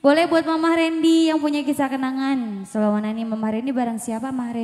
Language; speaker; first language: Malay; non-native, local second language; Sundanese